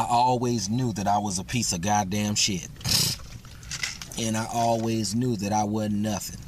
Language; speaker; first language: English; native; English